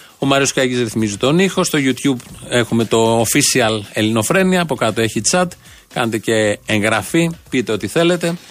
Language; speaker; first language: Greek; native; Greek